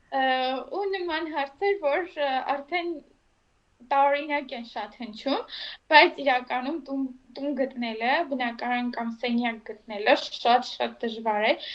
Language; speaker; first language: Armenian; native; Armenian